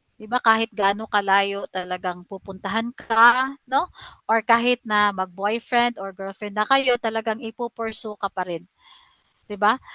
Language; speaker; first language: Filipino; non-native, local second language; Cebuano